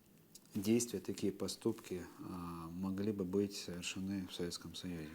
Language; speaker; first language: Russian; native; Russian